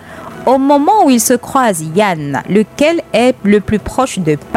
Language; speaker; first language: French; native; French